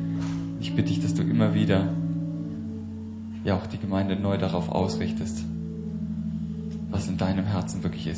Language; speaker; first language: German; native; German